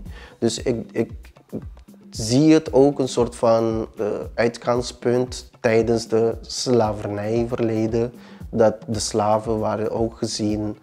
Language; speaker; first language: Dutch; early bilingual, other home language; Papiamento